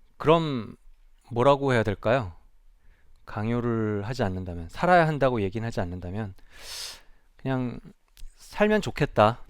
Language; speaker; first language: Korean; native; Korean